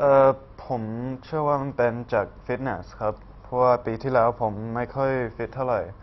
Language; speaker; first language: Thai; early bilingual, heritage; Thai